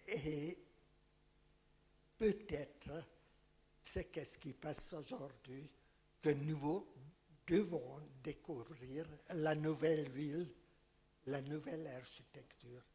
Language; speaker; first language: French; non-native, fluent; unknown